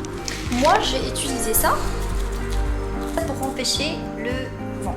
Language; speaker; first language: French; non-native, local second language; Arabic